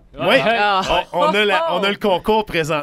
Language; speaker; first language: French; native; French